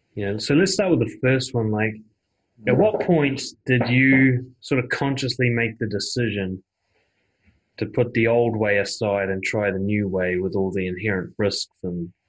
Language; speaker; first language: English; native; English